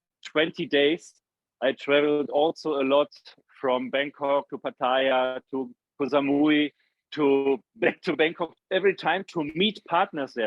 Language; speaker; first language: English; non-native, fluent; German